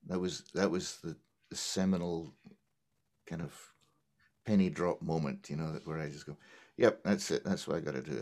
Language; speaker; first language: English; native; English